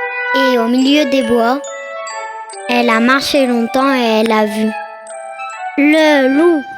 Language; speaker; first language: French; native; French